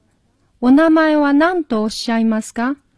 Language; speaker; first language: Japanese; non-native, fluent; Chinese